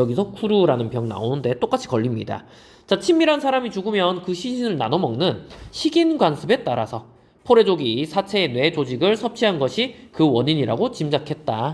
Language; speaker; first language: Korean; native; Korean